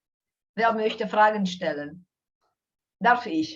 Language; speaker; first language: German; non-native, fluent; Ukrainian